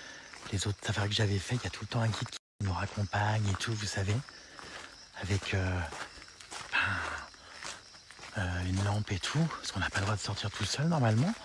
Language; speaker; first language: French; native; French